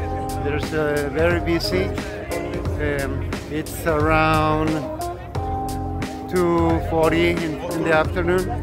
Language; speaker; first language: English; non-native, fluent; Spanish